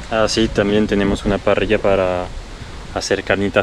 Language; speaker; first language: Spanish; non-native, learner; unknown